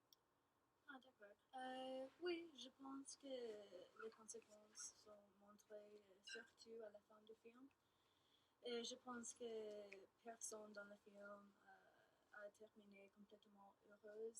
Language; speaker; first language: French; non-native, learner; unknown